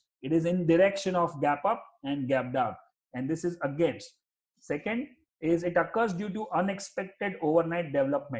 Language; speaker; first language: English; non-native, local second language; Hindi